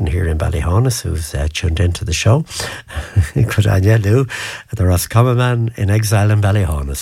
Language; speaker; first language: English; native; English